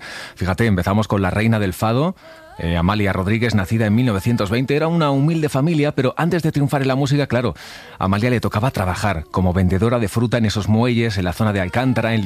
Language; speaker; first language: Spanish; native; Spanish